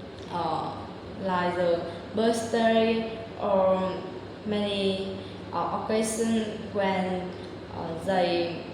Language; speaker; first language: English; non-native, learner; Vietnamese